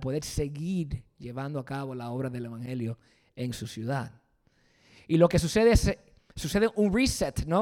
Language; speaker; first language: Spanish; early bilingual, heritage; Spanish